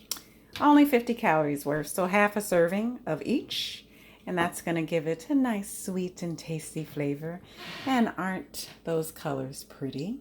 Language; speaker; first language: English; native; English